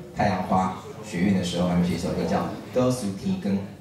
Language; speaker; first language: Chinese; early bilingual, heritage; Chinese